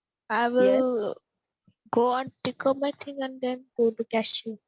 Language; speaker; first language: English; non-native, learner; Odia